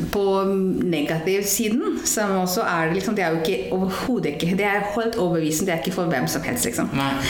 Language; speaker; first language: Norwegian; non-native, fluent; Hindi